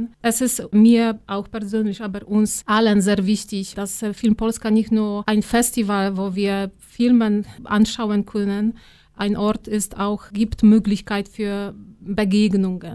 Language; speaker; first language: German; non-native, fluent; Polish